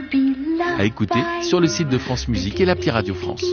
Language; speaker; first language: French; native; French